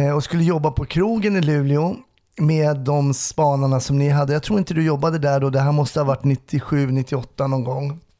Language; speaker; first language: Swedish; native; Swedish